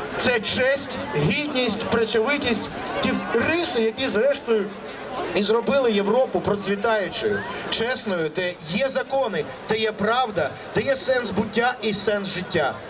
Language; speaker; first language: Ukrainian; native; Ukrainian